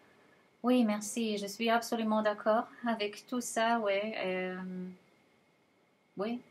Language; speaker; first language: French; non-native, fluent; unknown